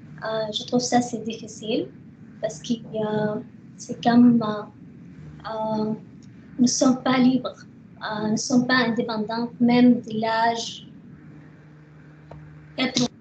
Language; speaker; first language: French; non-native, learner; Arabic